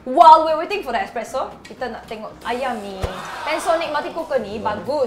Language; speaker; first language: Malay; non-native, local second language; Cantonese